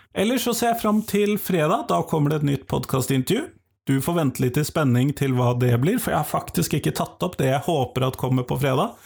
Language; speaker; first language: Norwegian; native; Norwegian